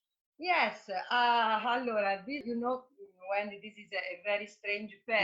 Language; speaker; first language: English; non-native, fluent; Italian